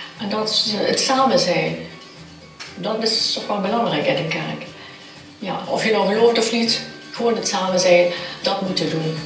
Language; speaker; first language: Dutch; native; Dutch